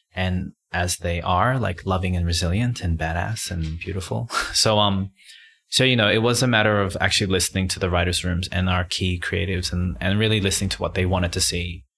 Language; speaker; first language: English; native; English